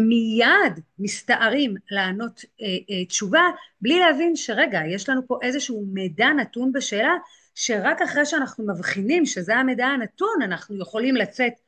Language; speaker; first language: Hebrew; native; Hebrew